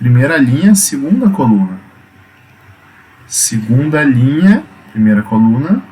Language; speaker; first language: Portuguese; native; Portuguese